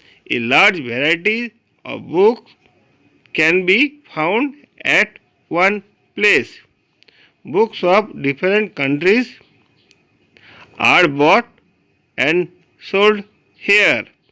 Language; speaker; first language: English; non-native, local second language; Bangla